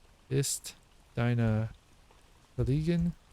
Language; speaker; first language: German; non-native, learner; English